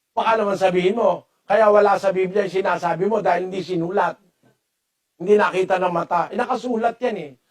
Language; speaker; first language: Filipino; native; Filipino